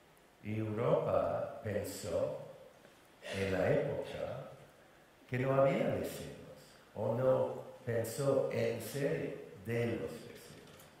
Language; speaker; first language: Spanish; non-native, fluent; English